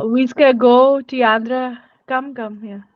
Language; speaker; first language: Danish; non-native, learner; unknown